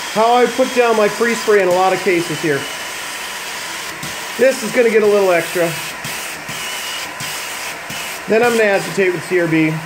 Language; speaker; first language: English; native; English